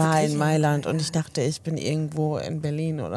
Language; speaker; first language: German; early bilingual, other home language; Arabic